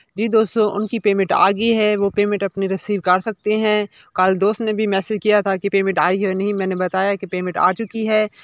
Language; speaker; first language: Urdu; non-native, local second language; Punjabi